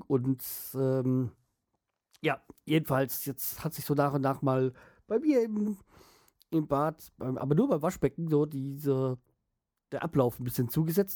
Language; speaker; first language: German; native; German